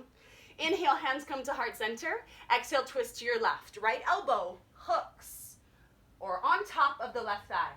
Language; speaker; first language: English; native; English